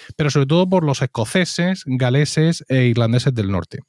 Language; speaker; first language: Spanish; native; Spanish